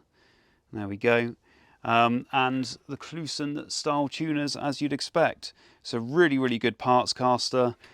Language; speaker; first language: English; native; English